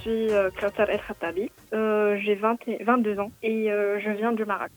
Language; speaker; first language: French; non-native, local second language; Arabic